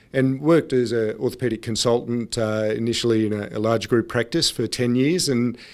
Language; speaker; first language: English; native; English